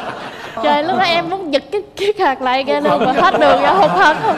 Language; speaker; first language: Vietnamese; native; Vietnamese